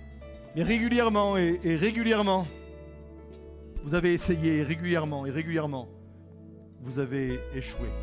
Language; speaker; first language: French; native; French